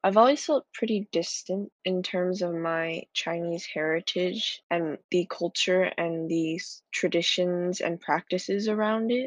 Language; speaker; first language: English; native; English